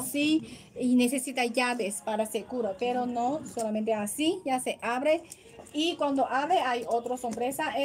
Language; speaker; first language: Spanish; non-native, learner; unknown